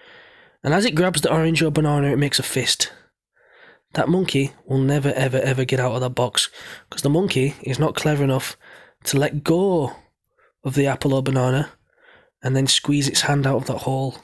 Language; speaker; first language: English; native; English